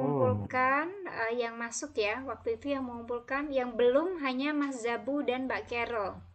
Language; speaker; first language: Indonesian; native; Indonesian